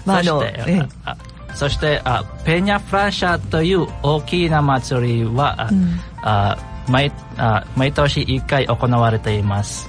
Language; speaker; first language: Japanese; non-native, learner; Bikol